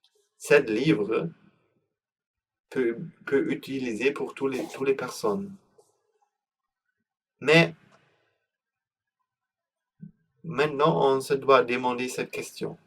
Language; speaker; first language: French; non-native, learner; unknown